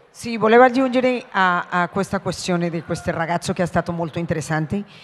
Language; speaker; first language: Italian; non-native, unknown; Spanish